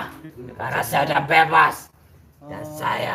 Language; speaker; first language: Indonesian; non-native, local second language; Javanese